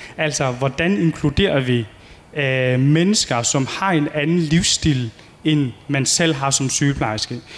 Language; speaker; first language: Danish; early bilingual, other home language; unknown